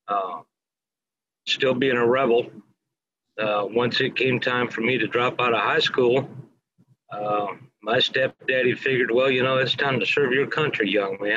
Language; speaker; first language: English; native; English